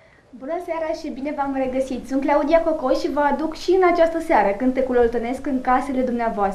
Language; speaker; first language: Romanian; native; Romanian